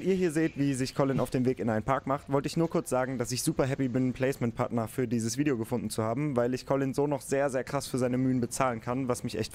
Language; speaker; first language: German; native; German